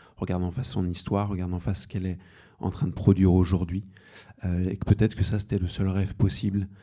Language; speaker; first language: French; native; French